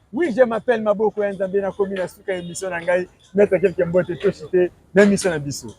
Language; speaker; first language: Lingala; native; Lingala